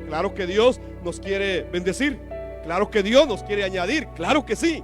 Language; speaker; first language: Spanish; native; Spanish